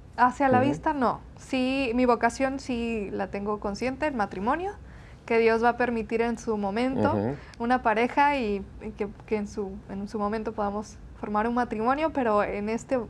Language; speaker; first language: Spanish; native; Spanish